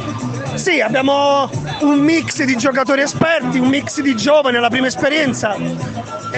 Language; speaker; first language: Italian; native; Italian